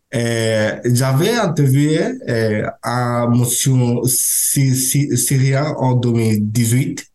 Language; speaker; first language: French; non-native, learner; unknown